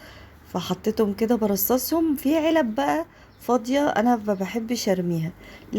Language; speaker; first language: Arabic; native; Arabic